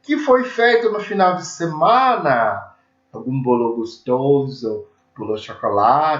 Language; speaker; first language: Portuguese; non-native, learner; English